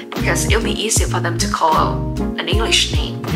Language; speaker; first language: English; non-native, fluent; Vietnamese